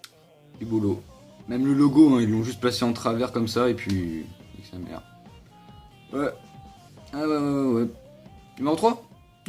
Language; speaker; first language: French; native; French